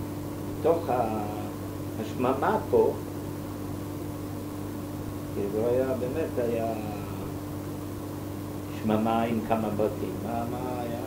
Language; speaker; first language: Hebrew; non-native, fluent; German